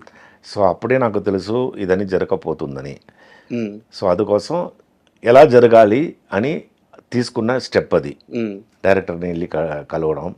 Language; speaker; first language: Telugu; non-native, fluent; Tamil